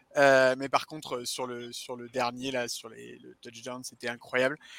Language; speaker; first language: French; native; French